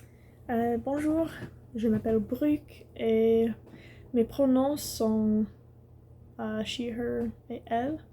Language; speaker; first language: French; non-native, learner; English